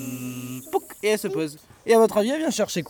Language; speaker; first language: French; native; French